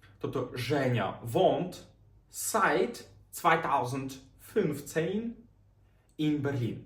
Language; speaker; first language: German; non-native, fluent; Ukrainian